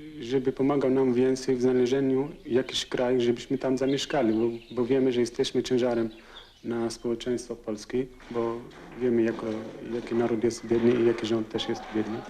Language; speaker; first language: Polish; non-native, fluent; Arabic